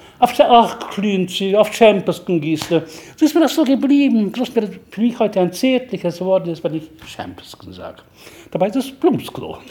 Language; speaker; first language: German; native; German